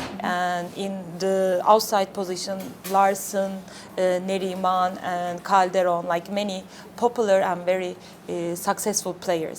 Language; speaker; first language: English; non-native, fluent; Turkish